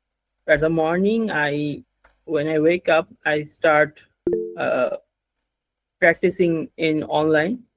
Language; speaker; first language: English; non-native, learner; Bangla